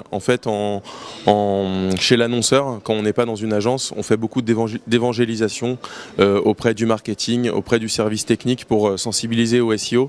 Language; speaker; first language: French; native; French